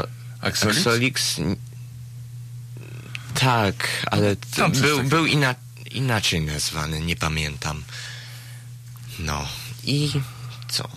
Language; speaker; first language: Polish; early bilingual, other home language; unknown